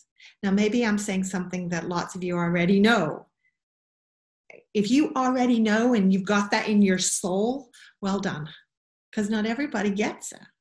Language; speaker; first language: English; native; English